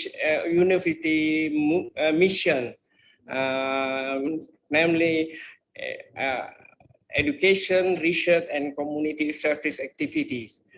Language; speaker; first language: English; non-native, fluent; Indonesian